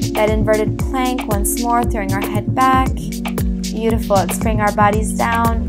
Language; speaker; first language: English; native; English